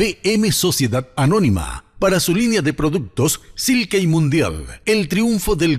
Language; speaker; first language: Spanish; native; Spanish